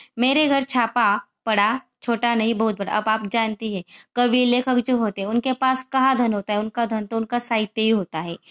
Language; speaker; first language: Hindi; non-native, local second language; Marathi